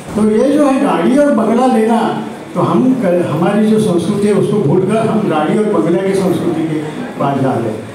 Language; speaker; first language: Hindi; non-native, local second language; Marathi